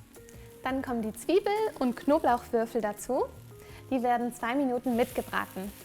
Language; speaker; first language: German; native; German